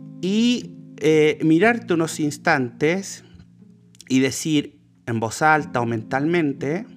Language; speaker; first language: Spanish; native; Spanish